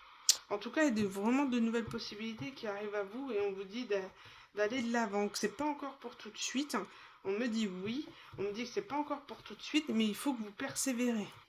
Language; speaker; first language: French; native; French